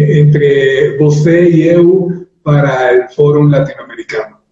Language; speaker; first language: Portuguese; non-native, learner; Spanish